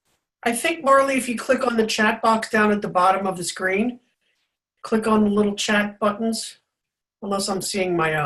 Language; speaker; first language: English; native; English